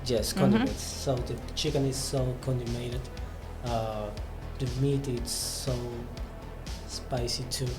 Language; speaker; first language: English; non-native, learner; Spanish